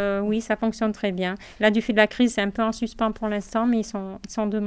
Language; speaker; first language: French; native; French